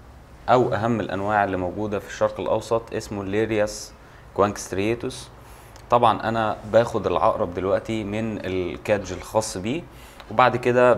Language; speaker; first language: Arabic; native; Arabic